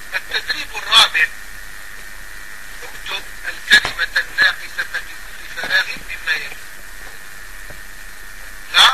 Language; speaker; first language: Arabic; non-native, fluent; French